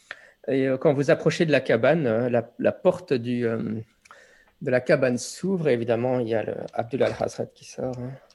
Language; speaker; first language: French; native; French